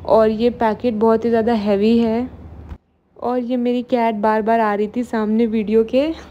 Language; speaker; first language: Hindi; native; Hindi